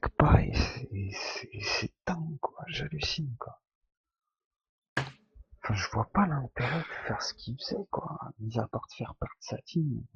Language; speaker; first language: French; native; French